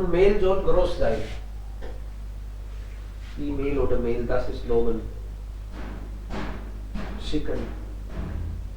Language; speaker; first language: German; non-native, fluent; Hindi